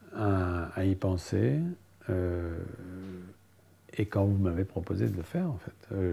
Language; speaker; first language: French; native; French